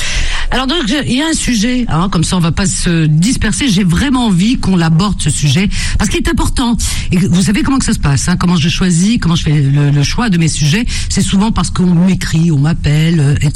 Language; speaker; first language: French; native; French